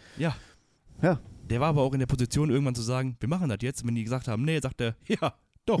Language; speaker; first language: German; early bilingual, other home language; Turkish